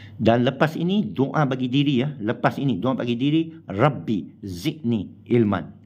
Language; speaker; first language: Malay; non-native, local second language; Chinese